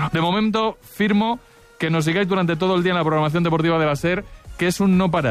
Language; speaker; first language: Spanish; native; Spanish